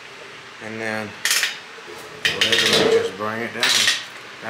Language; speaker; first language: English; native; English